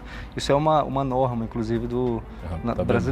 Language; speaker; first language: Portuguese; native; Portuguese